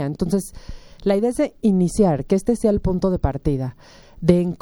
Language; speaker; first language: Spanish; native; Spanish